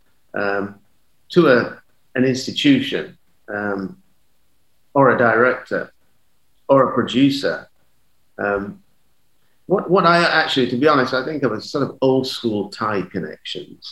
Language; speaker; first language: English; native; English